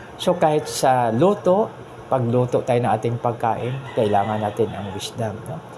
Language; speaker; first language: Filipino; non-native, local second language; Hiligaynon